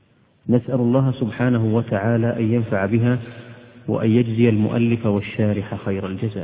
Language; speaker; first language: Arabic; native; Arabic